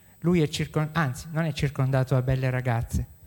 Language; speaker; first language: Italian; native; Italian